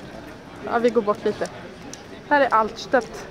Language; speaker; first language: Swedish; native; Swedish